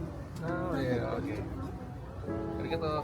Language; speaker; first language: English; non-native, learner; Filipino